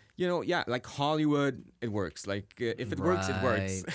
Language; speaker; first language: English; non-native, fluent; Swedish